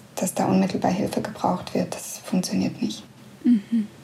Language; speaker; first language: German; early bilingual, other home language; Russian